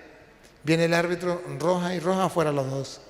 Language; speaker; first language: Spanish; native; Spanish